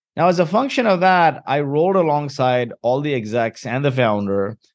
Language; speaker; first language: English; early bilingual, heritage; Arabic